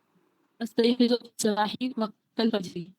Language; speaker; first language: Arabic; non-native, learner; Urdu